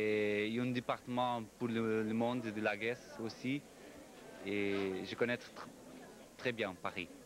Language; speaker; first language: French; non-native, learner; Portuguese